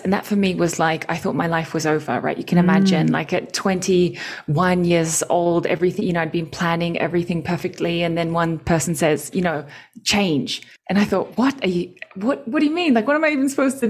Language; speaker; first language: English; native; English